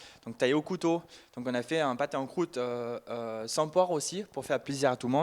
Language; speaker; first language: French; non-native, fluent; German